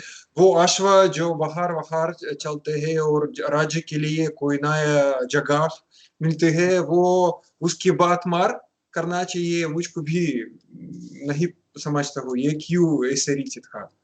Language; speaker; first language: Hindi; non-native, learner; Russian